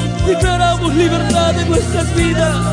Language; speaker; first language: Spanish; native; Spanish